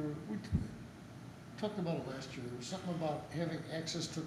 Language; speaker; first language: English; native; English